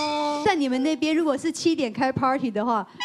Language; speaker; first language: Chinese; native; Chinese